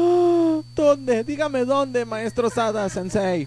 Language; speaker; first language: Spanish; native; Spanish